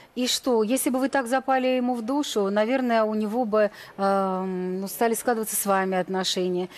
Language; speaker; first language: Russian; native; Russian